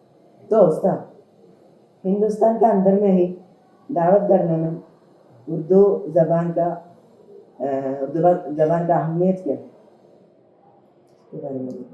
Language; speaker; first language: Hindi; non-native, learner; Malayalam